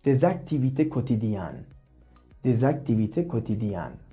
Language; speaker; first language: French; non-native, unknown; Persian